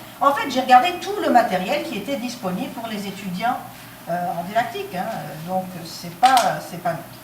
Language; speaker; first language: French; non-native, local second language; Arabic